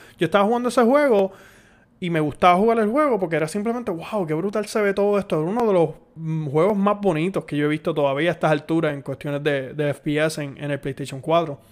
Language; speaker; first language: Spanish; native; Spanish